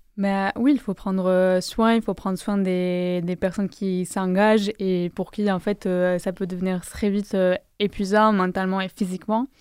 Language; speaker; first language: French; non-native, fluent; Spanish